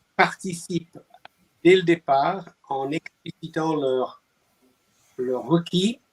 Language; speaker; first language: French; non-native, fluent; English